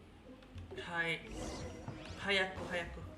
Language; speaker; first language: Japanese; non-native, learner; Indonesian